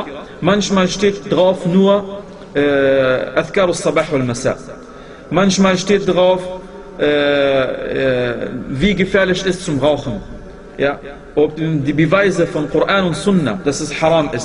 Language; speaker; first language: German; non-native, fluent; Arabic